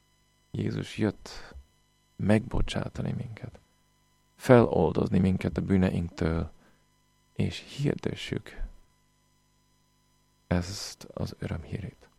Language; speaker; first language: Hungarian; non-native, fluent; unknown